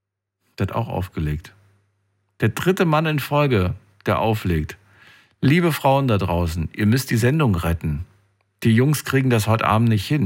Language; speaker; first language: German; native; German